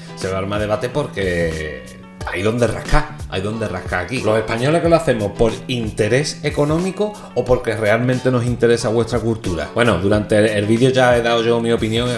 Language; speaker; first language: Spanish; native; Spanish